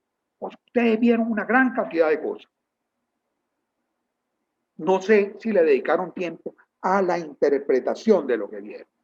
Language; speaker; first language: Spanish; native; Spanish